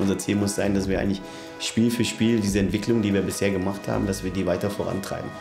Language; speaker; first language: German; native; German